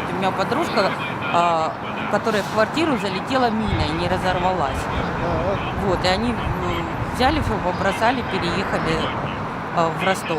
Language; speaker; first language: Russian; native; Russian